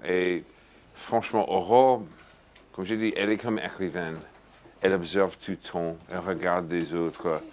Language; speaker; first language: French; non-native, fluent; English